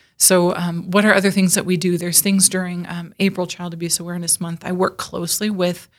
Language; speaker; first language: English; native; English